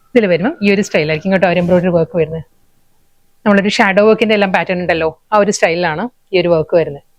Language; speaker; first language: Malayalam; native; Malayalam